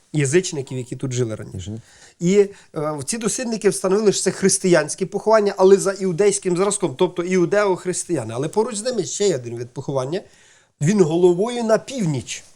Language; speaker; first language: Ukrainian; native; Ukrainian